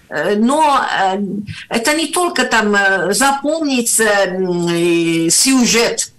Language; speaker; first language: Russian; non-native, fluent; Italian